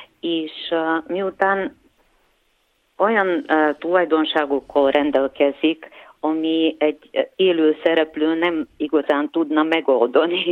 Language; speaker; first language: Hungarian; non-native, fluent; Bulgarian